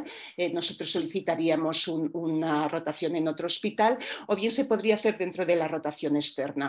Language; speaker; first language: Spanish; native; Spanish